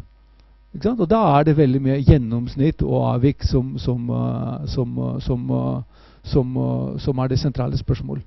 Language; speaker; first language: Norwegian; non-native, fluent; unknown